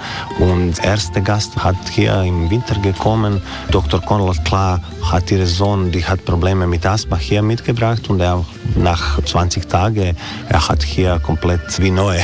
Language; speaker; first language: German; non-native, learner; Croatian